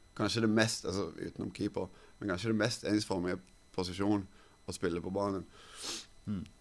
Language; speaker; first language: Norwegian; non-native, fluent; Finnish